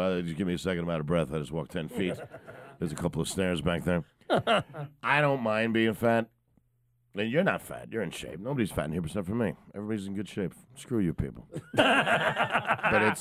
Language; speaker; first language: English; native; English